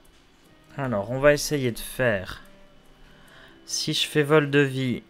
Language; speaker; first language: French; native; French